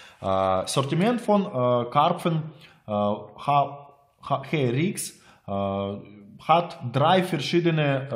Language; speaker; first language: German; non-native, learner; Russian